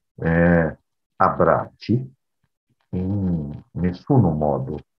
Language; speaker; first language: Italian; non-native, learner; Portuguese